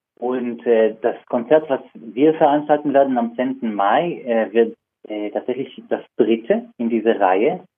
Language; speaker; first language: German; non-native, fluent; Hebrew